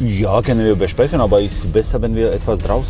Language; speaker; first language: German; non-native, fluent; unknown